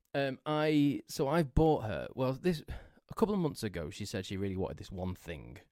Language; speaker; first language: English; native; English